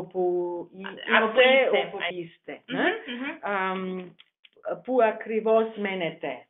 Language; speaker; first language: Greek; non-native, learner; German